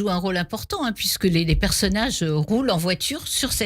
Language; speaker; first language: French; native; French